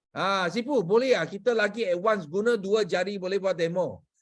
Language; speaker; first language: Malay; non-native, local second language; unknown